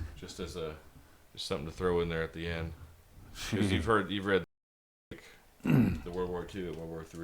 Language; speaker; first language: English; native; English